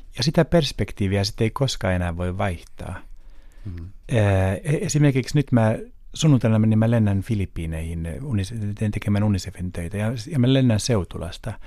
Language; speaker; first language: Finnish; non-native, local second language; Swedish